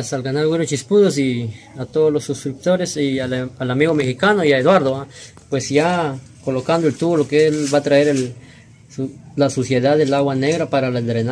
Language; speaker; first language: Spanish; native; Spanish